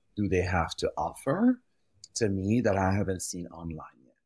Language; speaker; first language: English; early bilingual, other home language; French